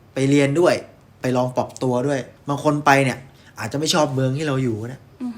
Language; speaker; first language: Thai; native; Thai